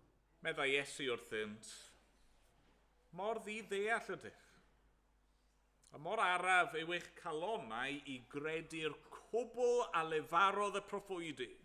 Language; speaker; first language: Welsh; native; Welsh